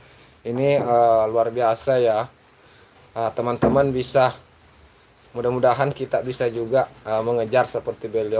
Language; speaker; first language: Indonesian; native; Indonesian